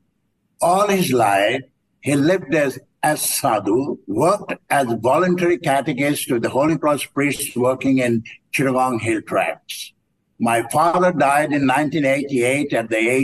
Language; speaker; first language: English; non-native, local second language; Bangla